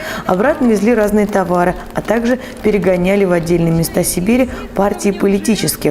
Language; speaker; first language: Russian; native; Russian